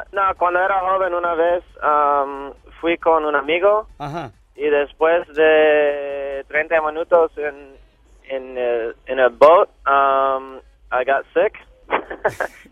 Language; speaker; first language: Spanish; non-native, local second language; English